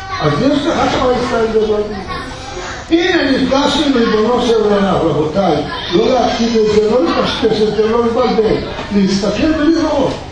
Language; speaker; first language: Hebrew; early bilingual, other home language; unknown